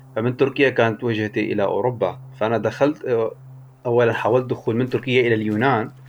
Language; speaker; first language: Arabic; native; Arabic